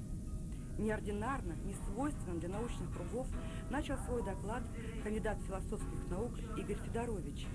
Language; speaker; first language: Russian; native; Russian